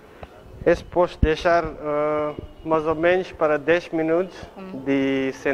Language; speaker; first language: Portuguese; non-native, learner; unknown